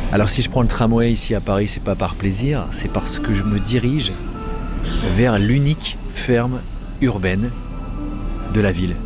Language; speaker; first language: French; native; French